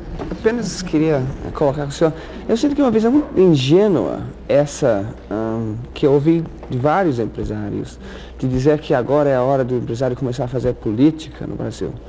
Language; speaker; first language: Portuguese; non-native, fluent; English